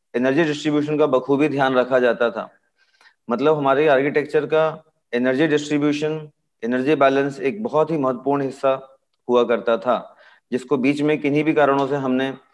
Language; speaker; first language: Hindi; native; Hindi